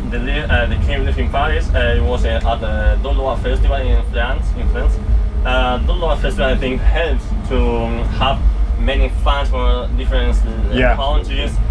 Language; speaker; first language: English; non-native, learner; Spanish